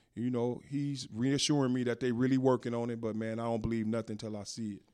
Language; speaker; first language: English; native; English